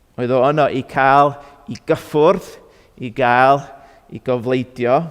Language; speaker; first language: Welsh; non-native, fluent; English